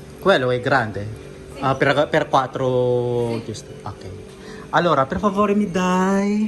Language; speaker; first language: Italian; non-native, learner; Filipino